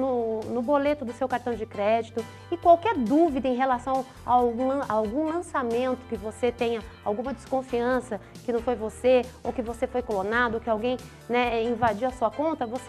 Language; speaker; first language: Portuguese; native; Portuguese